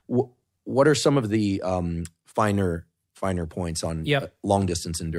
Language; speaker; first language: English; native; English